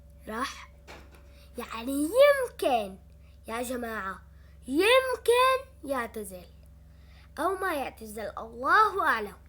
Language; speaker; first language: Arabic; native; Arabic